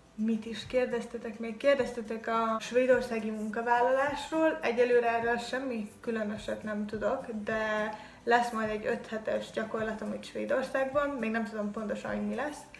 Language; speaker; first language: Hungarian; native; Hungarian